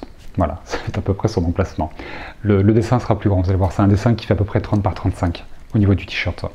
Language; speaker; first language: French; native; French